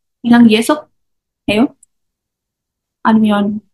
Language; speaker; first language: Korean; non-native, learner; Indonesian